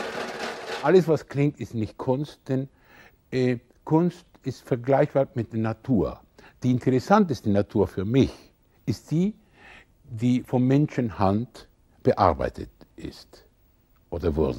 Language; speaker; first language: German; non-native, fluent; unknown